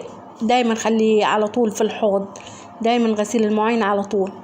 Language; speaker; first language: Arabic; native; Arabic